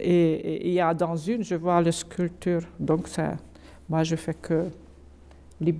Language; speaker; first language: French; non-native, fluent; Hungarian